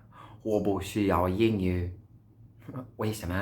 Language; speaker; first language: Chinese; non-native, learner; English